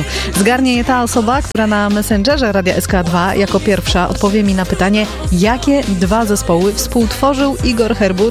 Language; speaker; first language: Polish; native; Polish